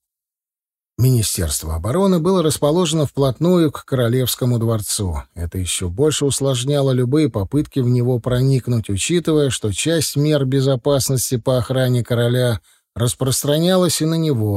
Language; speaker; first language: Russian; native; Russian